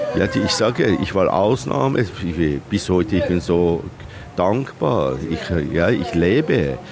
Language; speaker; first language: German; non-native, learner; Persian